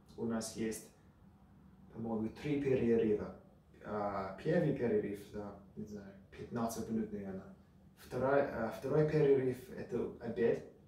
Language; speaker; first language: Russian; early bilingual, heritage; Russian